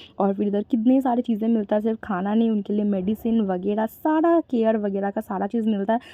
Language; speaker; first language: Hindi; non-native, local second language; Bangla